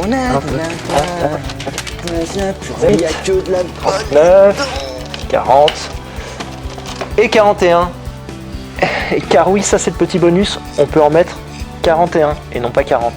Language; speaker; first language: French; native; French